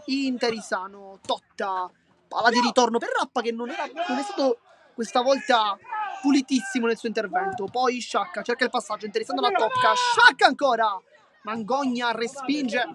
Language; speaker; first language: Italian; native; Italian